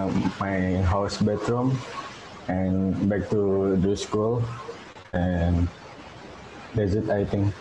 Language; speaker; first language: English; non-native, learner; Indonesian